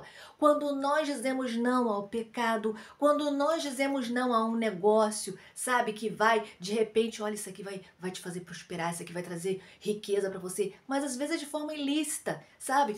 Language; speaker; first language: Portuguese; native; Portuguese